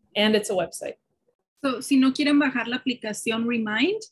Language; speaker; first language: English; native; English